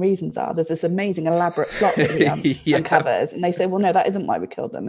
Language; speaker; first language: English; native; English